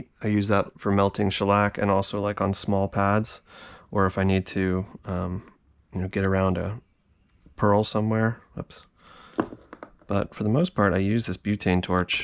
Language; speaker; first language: English; native; English